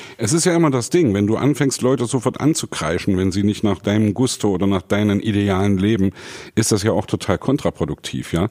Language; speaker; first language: German; native; German